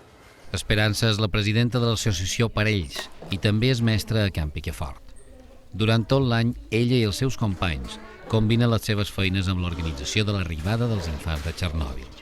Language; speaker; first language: Catalan; native; Catalan